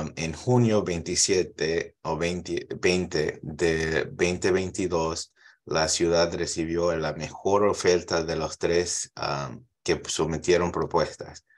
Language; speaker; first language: Spanish; early bilingual, heritage; Spanish